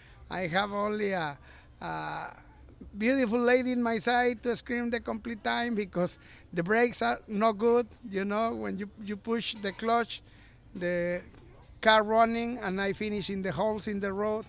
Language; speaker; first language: English; non-native, learner; Spanish